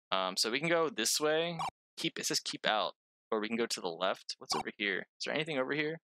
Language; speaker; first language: English; native; English